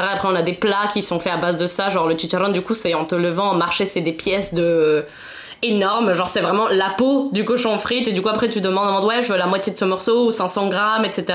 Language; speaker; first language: French; non-native, fluent; Spanish